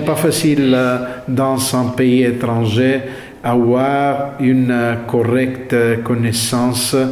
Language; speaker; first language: French; non-native, fluent; Italian